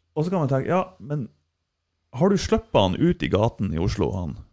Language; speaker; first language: Norwegian; native; Norwegian